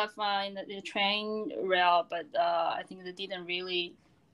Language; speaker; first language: English; non-native, fluent; Chinese